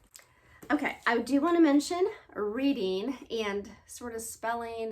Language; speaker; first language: English; native; English